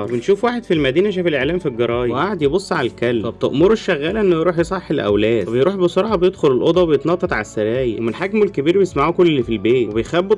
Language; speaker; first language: Arabic; native; Arabic